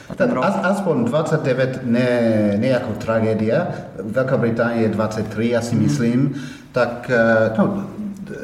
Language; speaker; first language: Slovak; non-native, fluent; English